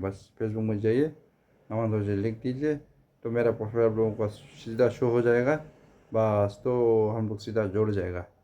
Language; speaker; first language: Hindi; non-native, fluent; Tibetan